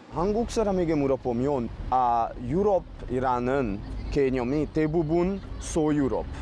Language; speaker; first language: Korean; non-native, fluent; Slovak